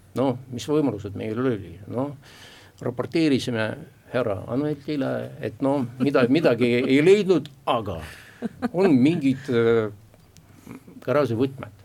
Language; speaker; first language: Estonian; non-native, local second language; Russian